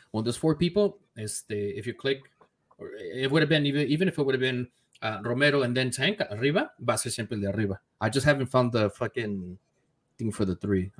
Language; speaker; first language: English; early bilingual, other home language; Spanish